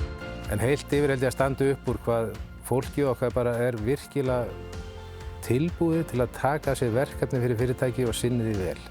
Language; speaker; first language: Icelandic; native; Icelandic